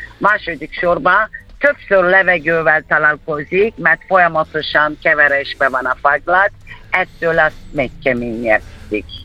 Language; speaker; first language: Hungarian; non-native, fluent; Turkish